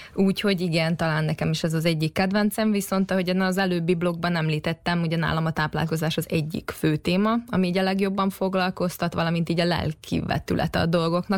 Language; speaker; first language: Hungarian; native; Hungarian